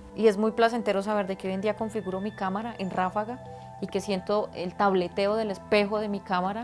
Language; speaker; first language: Spanish; native; Spanish